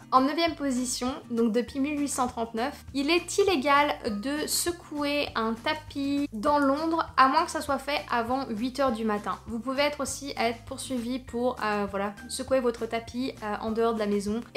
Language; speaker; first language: French; native; French